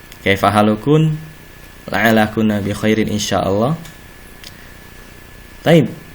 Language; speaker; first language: Arabic; non-native, fluent; Indonesian